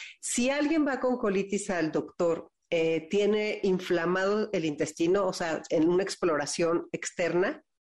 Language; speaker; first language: Spanish; native; Spanish